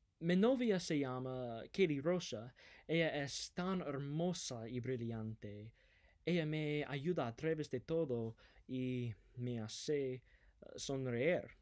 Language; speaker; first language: Spanish; non-native, learner; English